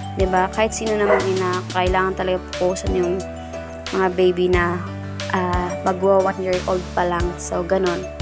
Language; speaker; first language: Filipino; non-native, local second language; Masbatenyo